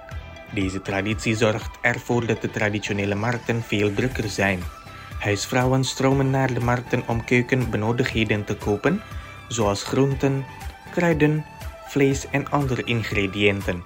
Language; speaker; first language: Dutch; non-native, fluent; Indonesian